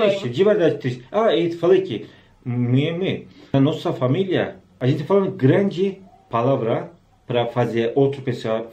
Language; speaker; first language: Portuguese; non-native, learner; Turkish